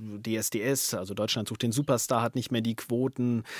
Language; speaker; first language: German; native; German